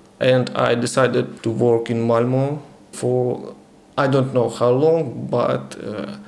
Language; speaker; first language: English; non-native, learner; Ukrainian